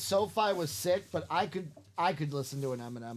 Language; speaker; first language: English; native; English